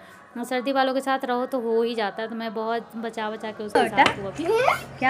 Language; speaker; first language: Hindi; native; Hindi